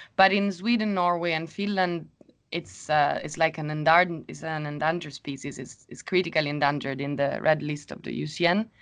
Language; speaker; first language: English; non-native, fluent; Italian